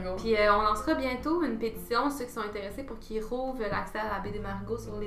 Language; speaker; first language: French; native; French